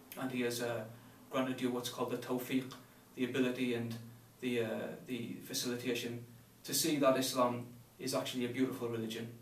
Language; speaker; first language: English; native; English